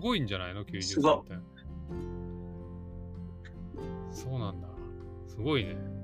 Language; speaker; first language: Japanese; native; Japanese